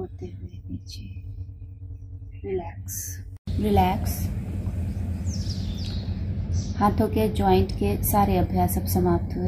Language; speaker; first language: Hindi; native; Hindi